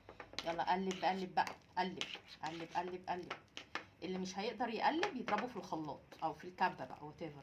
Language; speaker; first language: Arabic; native; Arabic